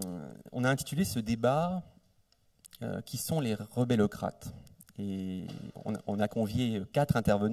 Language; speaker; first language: French; native; French